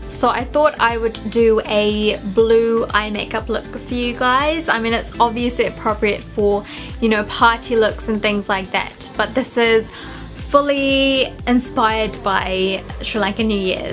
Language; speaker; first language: English; early bilingual, other home language; Sinhala